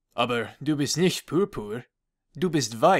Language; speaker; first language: German; non-native, learner; English